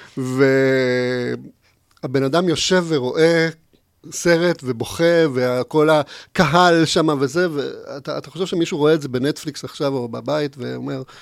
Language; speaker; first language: Hebrew; non-native, fluent; Spanish